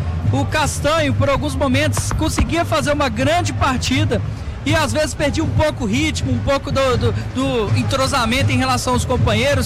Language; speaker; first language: Portuguese; native; Portuguese